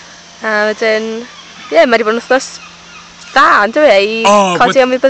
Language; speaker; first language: Welsh; native; Welsh